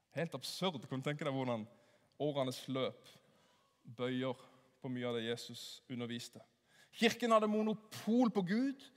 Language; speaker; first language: Norwegian; native; Norwegian